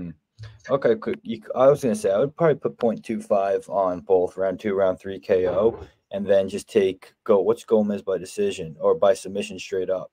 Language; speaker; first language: English; native; English